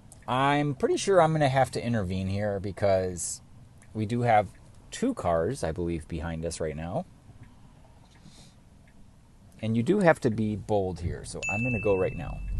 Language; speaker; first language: English; native; English